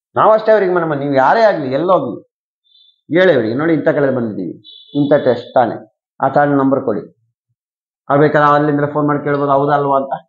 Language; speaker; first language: Kannada; native; Kannada